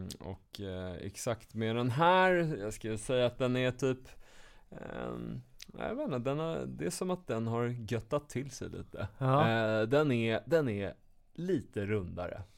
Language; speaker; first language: Swedish; native; Swedish